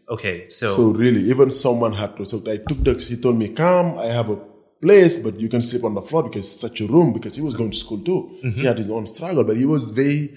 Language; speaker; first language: English; non-native, fluent; Wolof